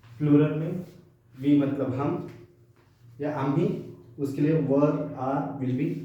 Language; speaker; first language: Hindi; non-native, local second language; Marathi